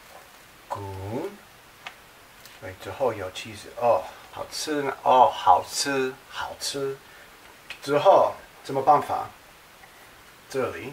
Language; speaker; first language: Chinese; non-native, learner; English